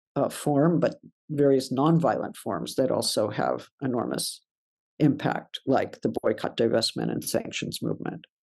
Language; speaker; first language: English; native; English